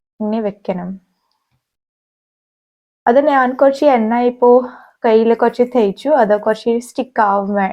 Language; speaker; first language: Malayalam; non-native, local second language; Hindi